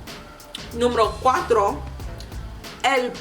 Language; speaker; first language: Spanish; non-native, learner; English